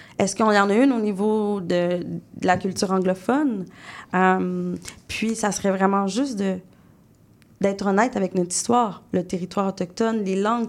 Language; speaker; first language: French; native; French